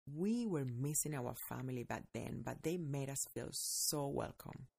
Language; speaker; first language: English; non-native, fluent; Spanish